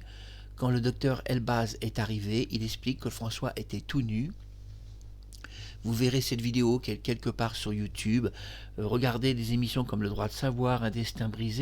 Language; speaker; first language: French; native; French